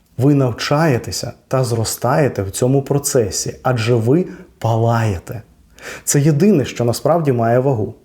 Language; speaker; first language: Ukrainian; non-native, local second language; Russian